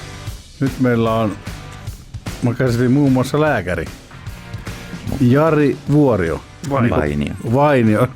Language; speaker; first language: Finnish; native; Finnish